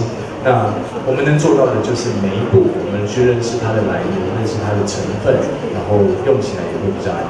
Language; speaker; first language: Chinese; native; Chinese